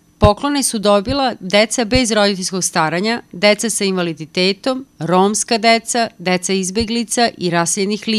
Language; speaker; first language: Serbian; native; Serbian